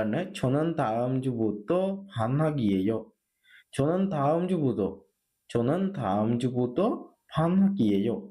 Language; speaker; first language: Korean; non-native, fluent; Sinhala